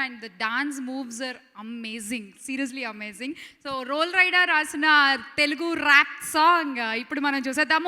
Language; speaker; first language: Telugu; native; Telugu